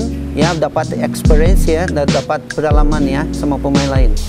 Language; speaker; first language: Indonesian; non-native, fluent; Portuguese